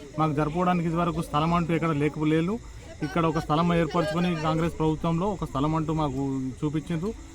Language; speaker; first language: Telugu; non-native, local second language; Lambadi